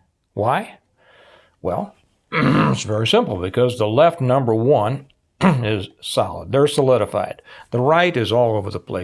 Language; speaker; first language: English; native; English